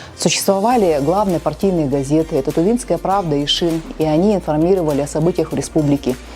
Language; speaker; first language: Russian; native; Russian